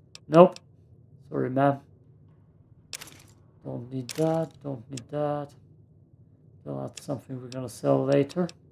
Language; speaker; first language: English; non-native, fluent; German